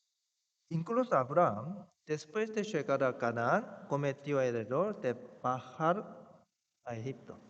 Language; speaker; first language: Spanish; non-native, fluent; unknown